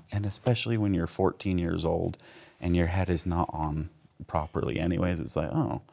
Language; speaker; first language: English; native; English